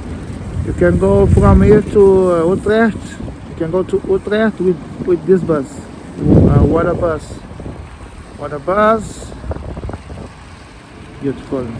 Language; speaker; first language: English; non-native, learner; Portuguese